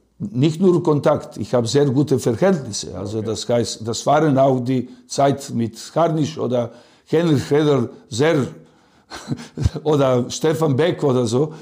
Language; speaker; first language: German; non-native, learner; Serbian